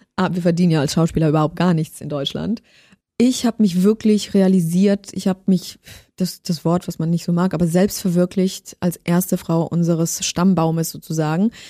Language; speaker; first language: German; early bilingual, other home language; Polish